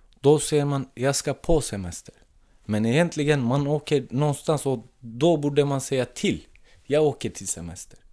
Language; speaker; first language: Swedish; non-native, fluent; Turkish